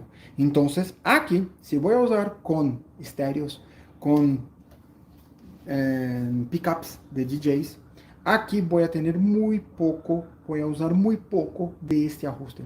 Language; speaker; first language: Spanish; non-native, fluent; Portuguese